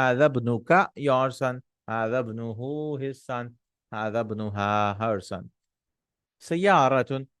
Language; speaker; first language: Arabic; non-native, fluent; Urdu